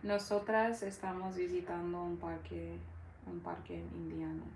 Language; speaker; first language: Spanish; non-native, learner; English